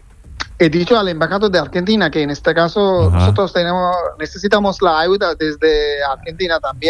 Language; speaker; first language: Spanish; non-native, fluent; Bangla